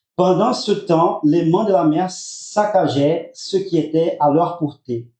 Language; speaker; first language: French; non-native, fluent; Portuguese